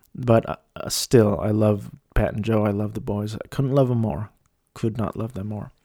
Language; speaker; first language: English; early bilingual, other home language; Filipino